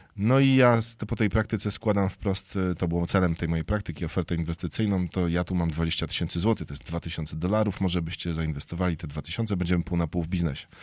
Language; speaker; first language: Polish; native; Polish